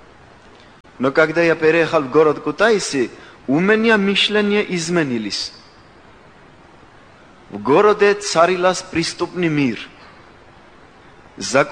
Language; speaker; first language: Russian; non-native, local second language; Georgian